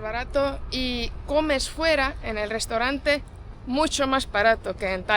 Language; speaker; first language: Spanish; non-native, fluent; Estonian